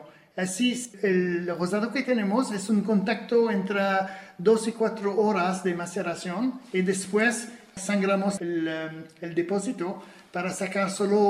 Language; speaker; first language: Spanish; non-native, fluent; French